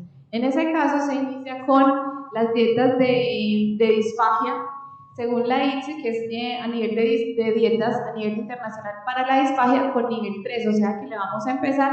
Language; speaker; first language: Spanish; native; Spanish